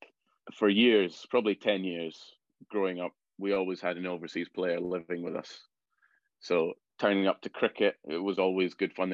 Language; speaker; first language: English; native; English